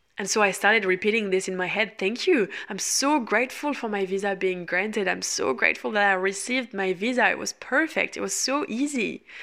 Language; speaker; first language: English; non-native, fluent; French